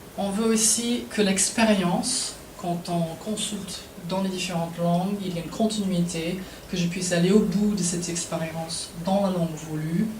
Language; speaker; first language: French; non-native, fluent; English